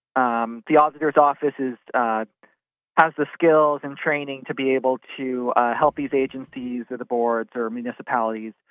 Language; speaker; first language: English; native; English